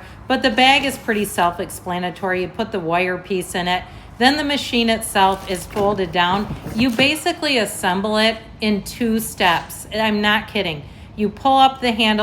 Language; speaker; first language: English; native; English